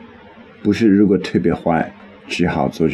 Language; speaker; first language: Chinese; non-native, learner; English